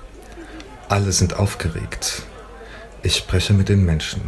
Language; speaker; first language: German; native; German